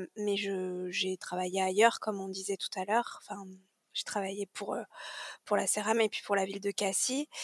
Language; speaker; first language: French; native; French